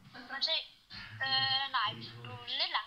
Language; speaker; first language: Danish; native; Danish